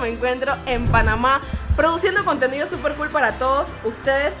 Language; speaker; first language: Spanish; native; Spanish